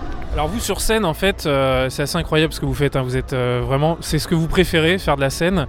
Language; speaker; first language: French; native; French